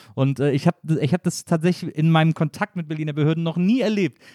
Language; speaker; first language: German; native; German